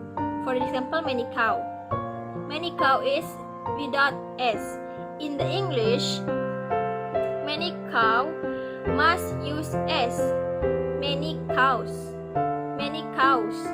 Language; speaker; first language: English; non-native, learner; Indonesian